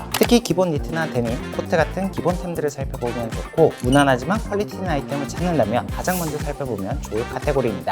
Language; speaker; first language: Korean; native; Korean